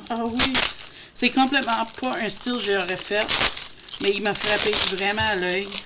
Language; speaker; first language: French; native; French